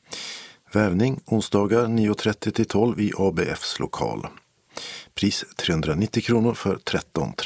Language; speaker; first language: Swedish; native; Swedish